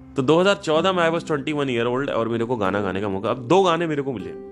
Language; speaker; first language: Hindi; native; Hindi